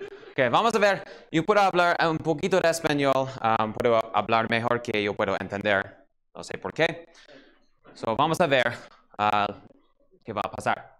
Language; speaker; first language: Spanish; non-native, learner; English